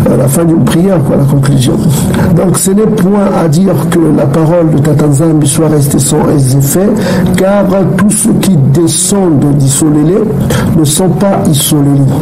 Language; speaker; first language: French; non-native, local second language; Kongo